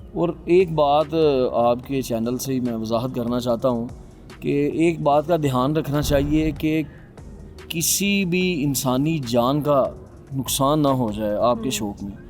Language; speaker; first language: Urdu; non-native, local second language; Punjabi